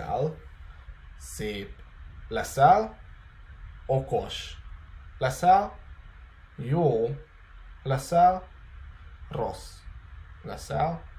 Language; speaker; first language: Hungarian; non-native, fluent; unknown